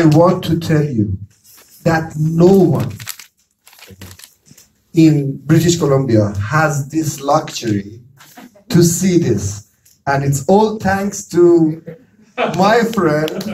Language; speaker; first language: English; non-native, fluent; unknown